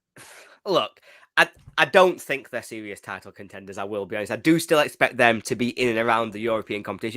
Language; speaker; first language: English; native; English